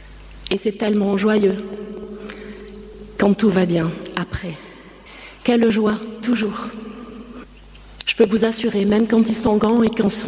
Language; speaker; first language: French; native; French